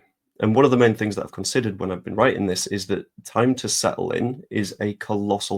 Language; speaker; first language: English; native; English